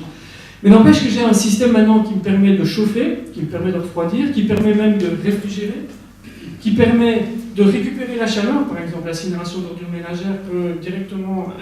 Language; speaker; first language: French; native; French